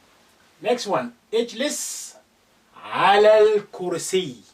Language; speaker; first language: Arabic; non-native, fluent; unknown